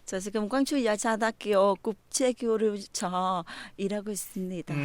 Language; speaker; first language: Korean; non-native, learner; Vietnamese